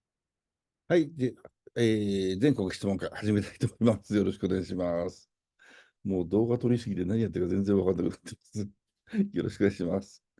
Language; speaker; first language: Japanese; native; Japanese